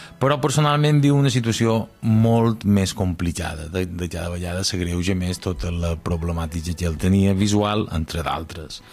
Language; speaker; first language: Catalan; native; Catalan